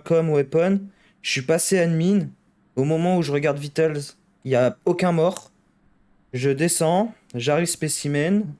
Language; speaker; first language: French; native; French